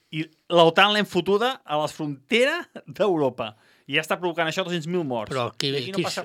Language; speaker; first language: Catalan; native; Catalan